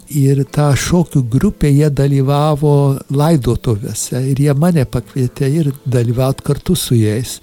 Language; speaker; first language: Lithuanian; early bilingual, heritage; English